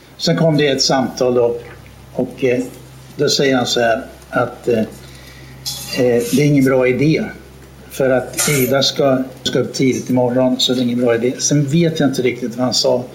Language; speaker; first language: Swedish; native; Swedish